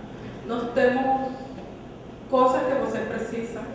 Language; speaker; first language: Portuguese; non-native, fluent; Spanish